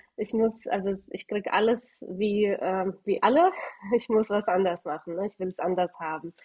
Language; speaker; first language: German; early bilingual, other home language; Russian